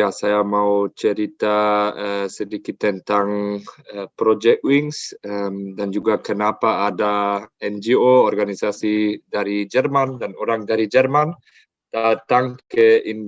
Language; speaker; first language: Indonesian; non-native, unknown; German